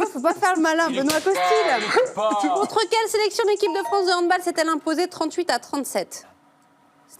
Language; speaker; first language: French; native; French